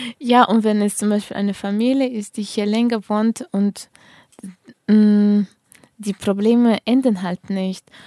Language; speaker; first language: German; non-native, fluent; Tajik